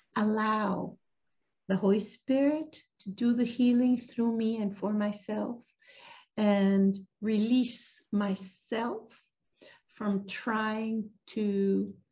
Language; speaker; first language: English; non-native, fluent; Spanish